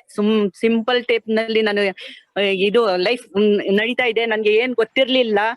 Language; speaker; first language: Kannada; non-native, local second language; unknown